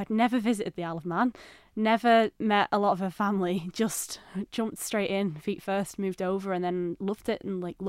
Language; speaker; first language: English; native; English